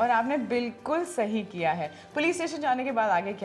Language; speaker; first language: Hindi; native; Hindi